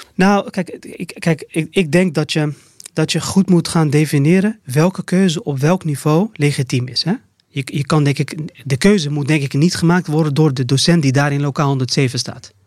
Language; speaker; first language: Dutch; early bilingual, other home language; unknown